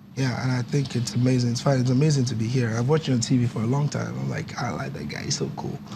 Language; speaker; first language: English; non-native, local second language; Yoruba